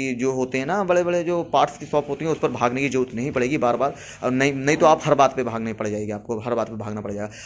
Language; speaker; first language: Hindi; native; Hindi